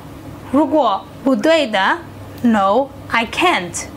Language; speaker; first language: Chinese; non-native, learner; Portuguese